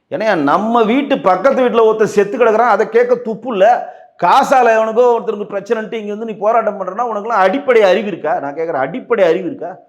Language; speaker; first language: Tamil; native; Tamil